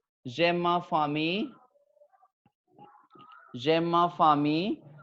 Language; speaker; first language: French; non-native, fluent; Hindi